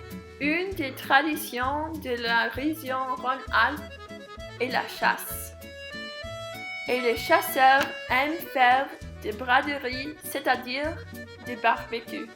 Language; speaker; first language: French; non-native, learner; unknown